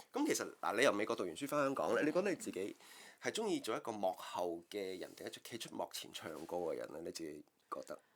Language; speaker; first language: Cantonese; native; Cantonese